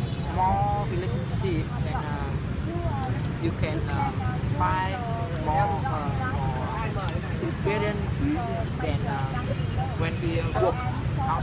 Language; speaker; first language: English; non-native, learner; Vietnamese